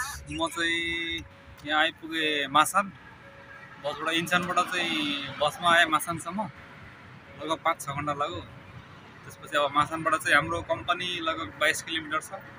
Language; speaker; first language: Korean; non-native, learner; Nepali